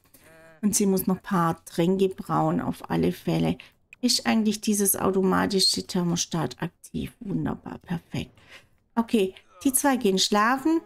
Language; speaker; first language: German; native; German